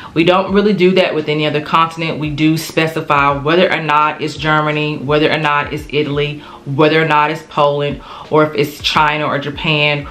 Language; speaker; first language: English; native; English